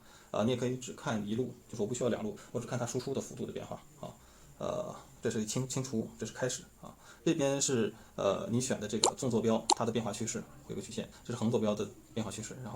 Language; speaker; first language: Chinese; native; Chinese